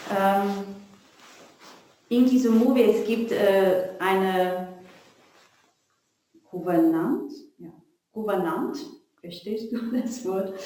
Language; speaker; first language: German; non-native, learner; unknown